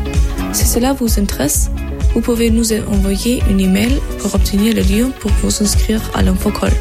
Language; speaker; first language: French; non-native, fluent; German